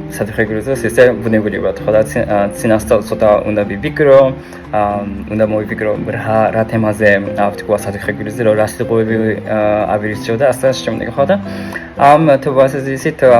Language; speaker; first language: Georgian; non-native, fluent; Japanese